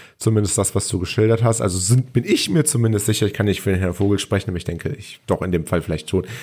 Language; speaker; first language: German; native; German